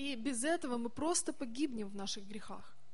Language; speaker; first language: Russian; native; Russian